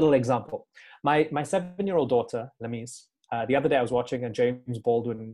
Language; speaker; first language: English; native; English